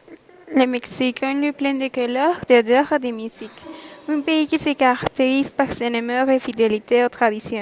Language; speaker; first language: French; non-native, learner; Spanish